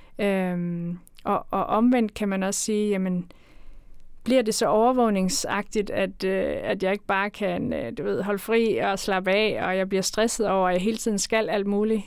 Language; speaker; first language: Danish; native; Danish